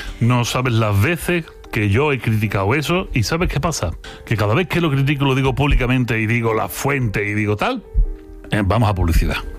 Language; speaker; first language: Spanish; native; Spanish